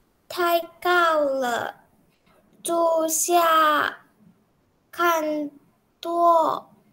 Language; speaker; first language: Chinese; non-native, learner; Indonesian